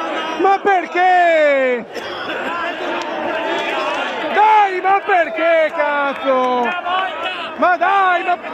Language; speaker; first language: Italian; native; Italian